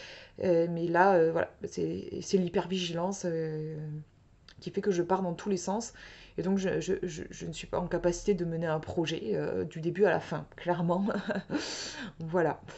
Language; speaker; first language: French; native; French